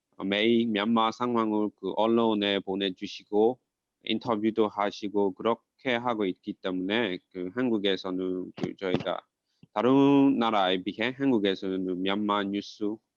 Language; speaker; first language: Korean; non-native, fluent; Burmese